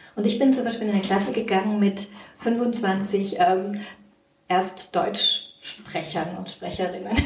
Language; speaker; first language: German; early bilingual, other home language; Korean